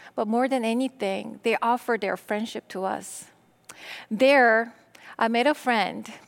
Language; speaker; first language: English; non-native, fluent; Korean